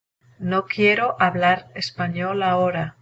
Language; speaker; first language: Spanish; non-native, learner; English